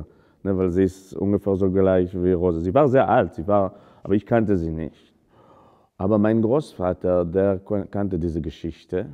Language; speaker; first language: German; non-native, fluent; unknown